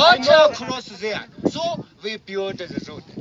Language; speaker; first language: English; non-native, learner; Chinese